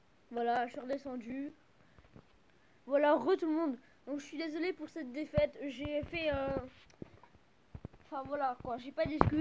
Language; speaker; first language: French; native; French